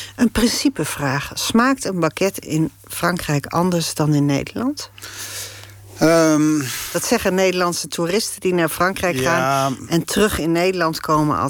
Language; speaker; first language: Dutch; native; Dutch